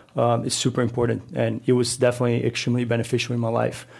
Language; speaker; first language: English; non-native, fluent; Portuguese